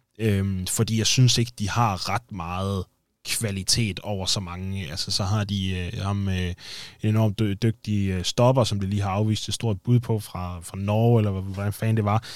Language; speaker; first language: Danish; native; Danish